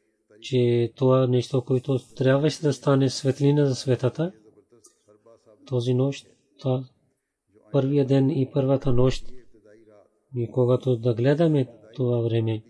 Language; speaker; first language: Bulgarian; non-native, learner; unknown